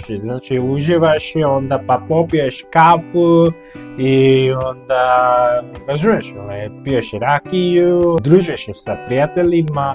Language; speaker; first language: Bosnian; non-native, learner; Korean